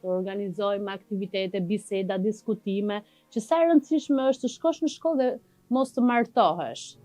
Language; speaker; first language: Albanian; non-native, local second language; Romany